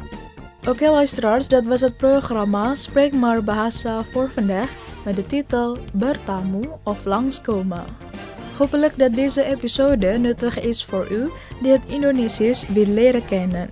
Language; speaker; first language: Dutch; non-native, fluent; Indonesian